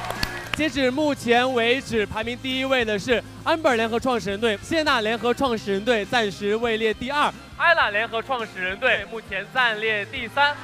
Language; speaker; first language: Chinese; native; Chinese